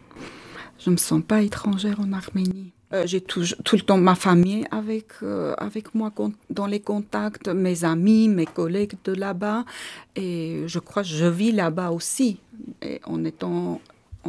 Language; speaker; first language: French; non-native, fluent; Armenian